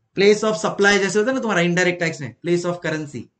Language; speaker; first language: Hindi; native; Hindi